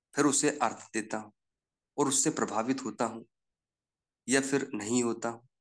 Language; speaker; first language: Hindi; native; Hindi